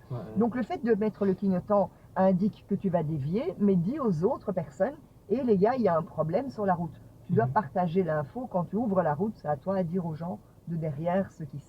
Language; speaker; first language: French; native; French